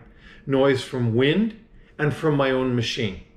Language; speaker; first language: English; native; English